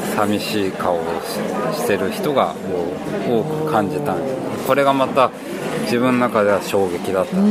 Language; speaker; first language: Japanese; early bilingual, heritage; Japanese